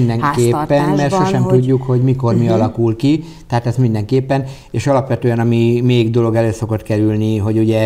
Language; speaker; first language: Hungarian; native; Hungarian